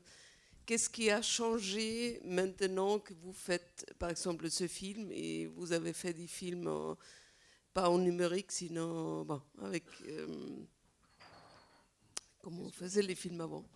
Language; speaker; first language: French; non-native, fluent; Spanish